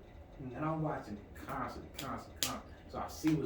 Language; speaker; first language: English; native; English